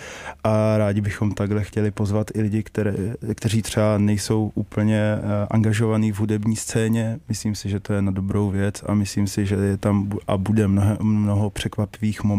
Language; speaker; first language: Czech; native; Czech